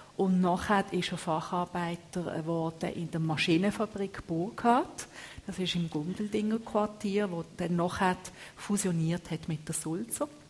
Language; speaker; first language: German; early bilingual, other home language; Italian